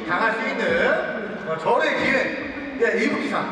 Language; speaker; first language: Korean; native; Korean